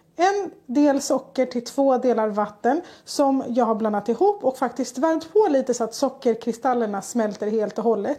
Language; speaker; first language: Swedish; native; Swedish